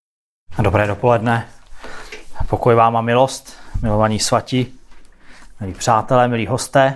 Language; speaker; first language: Czech; native; Czech